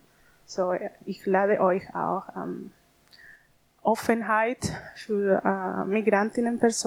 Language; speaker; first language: German; non-native, learner; Spanish